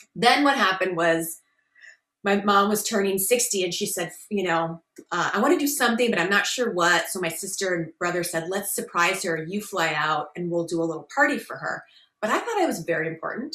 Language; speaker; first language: English; native; English